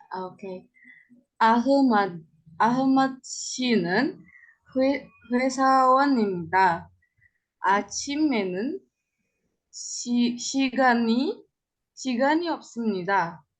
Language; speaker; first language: Korean; non-native, learner; Indonesian